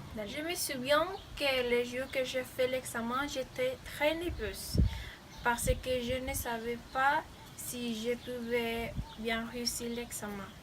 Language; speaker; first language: French; non-native, learner; Spanish